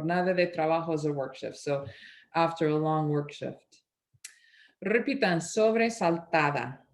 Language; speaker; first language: Spanish; non-native, fluent; English